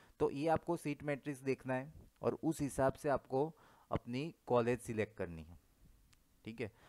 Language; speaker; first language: Hindi; non-native, local second language; Gujarati